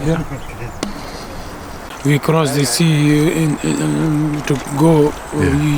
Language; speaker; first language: English; non-native, learner; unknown